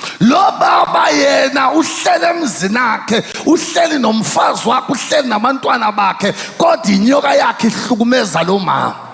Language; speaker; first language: Zulu; non-native, local second language; Xhosa